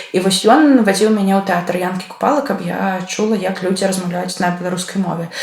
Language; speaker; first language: Belarusian; non-native, local second language; Russian